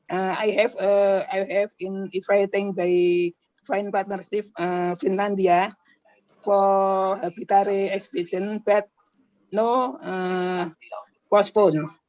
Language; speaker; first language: English; non-native, learner; Indonesian